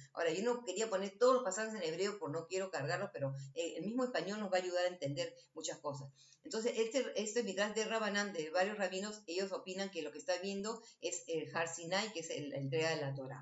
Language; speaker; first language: Spanish; native; Spanish